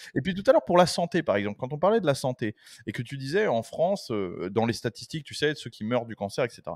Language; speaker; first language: French; native; French